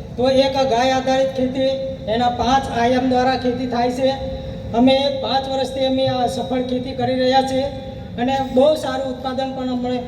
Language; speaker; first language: Gujarati; native; Gujarati